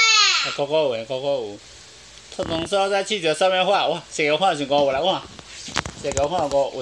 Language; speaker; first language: Chinese; native; Chinese